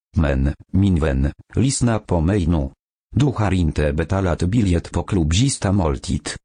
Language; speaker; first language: Swedish; native; Swedish